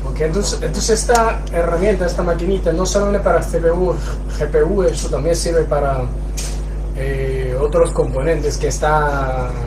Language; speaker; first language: Spanish; non-native, fluent; Chinese